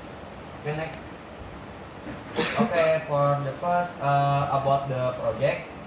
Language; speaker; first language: English; non-native, learner; Indonesian